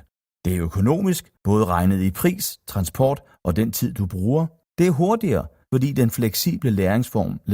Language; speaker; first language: Danish; native; Danish